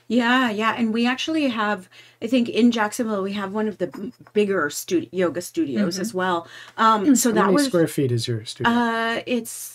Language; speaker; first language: English; native; English